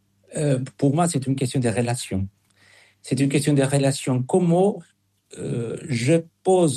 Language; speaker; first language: French; non-native, fluent; Spanish